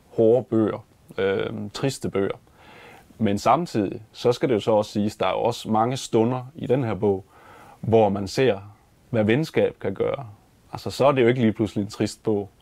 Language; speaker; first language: Danish; native; Danish